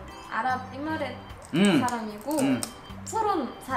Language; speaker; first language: Korean; non-native, fluent; Arabic